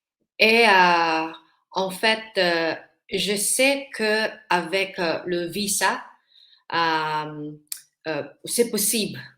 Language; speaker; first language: French; non-native, learner; Filipino